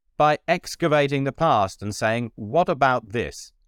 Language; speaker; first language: English; native; English